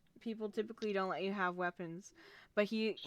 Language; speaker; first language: English; native; English